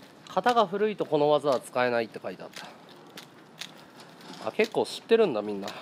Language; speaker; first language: Japanese; native; Japanese